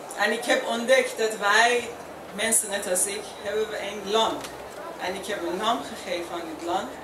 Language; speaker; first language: Dutch; non-native, fluent; Persian